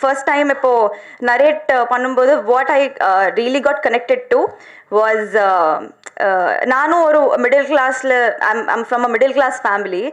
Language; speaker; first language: Tamil; non-native, learner; Telugu